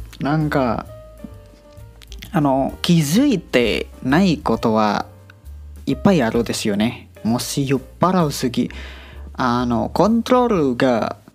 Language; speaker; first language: Japanese; non-native, learner; Indonesian